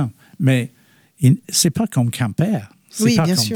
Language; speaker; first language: French; non-native, fluent; English